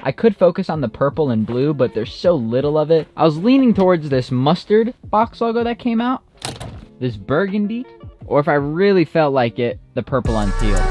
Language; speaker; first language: English; native; English